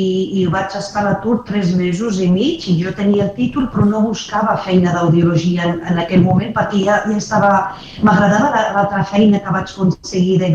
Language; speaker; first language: Catalan; non-native, fluent; Arabic